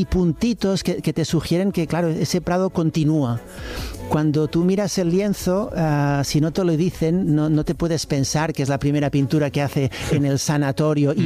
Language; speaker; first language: Spanish; native; Spanish